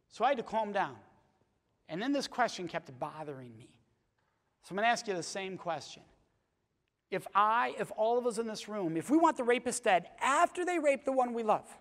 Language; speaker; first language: English; native; English